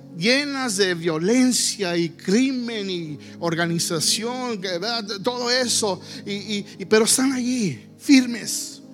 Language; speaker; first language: Spanish; early bilingual, heritage; Spanish